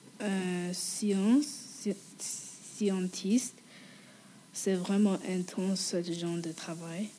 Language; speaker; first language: French; non-native, fluent; English